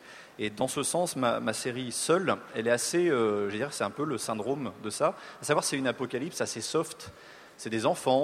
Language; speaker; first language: French; native; French